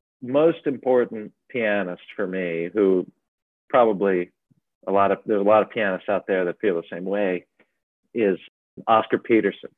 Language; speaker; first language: English; native; English